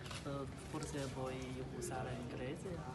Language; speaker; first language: Italian; non-native, fluent; Chinese